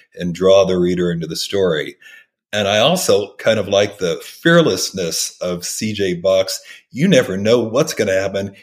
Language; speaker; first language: English; native; English